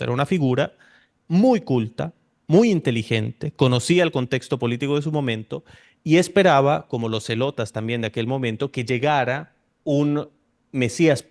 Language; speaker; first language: Spanish; native; Spanish